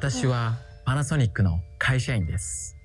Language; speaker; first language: Japanese; non-native, learner; English